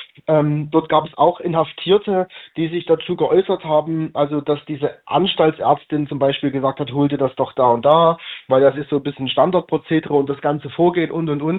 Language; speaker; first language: German; native; German